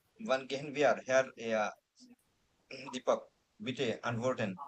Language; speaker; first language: German; non-native, fluent; Bangla